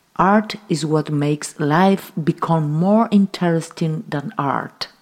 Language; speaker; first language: English; non-native, fluent; Spanish